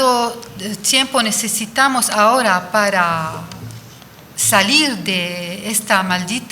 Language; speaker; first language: Spanish; non-native, fluent; Arabic